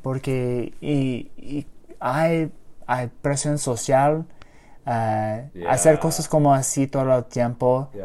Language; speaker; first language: Spanish; non-native, learner; English